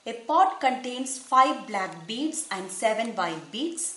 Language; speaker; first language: English; non-native, local second language; Malayalam